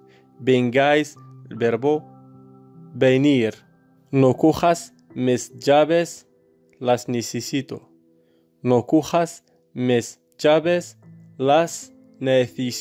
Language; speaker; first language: Spanish; non-native, learner; Arabic